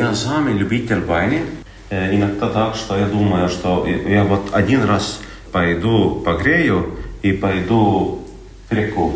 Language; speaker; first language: Russian; non-native, local second language; Estonian